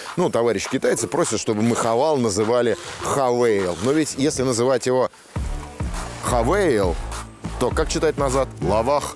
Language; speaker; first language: Russian; native; Russian